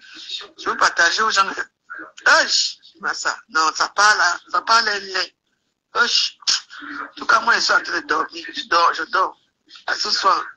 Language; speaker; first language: French; native; French